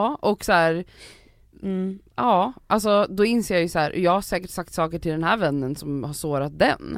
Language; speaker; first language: Swedish; native; Swedish